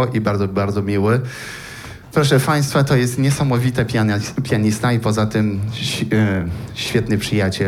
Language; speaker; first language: Polish; non-native, learner; French